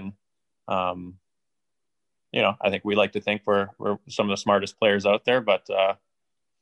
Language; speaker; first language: English; native; English